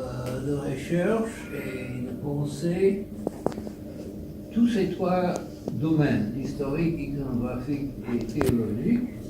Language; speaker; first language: French; non-native, fluent; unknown